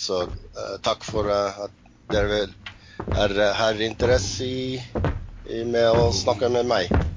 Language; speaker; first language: Swedish; non-native, learner; English